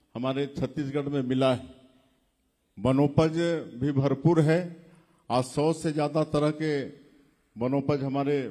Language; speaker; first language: Hindi; native; Hindi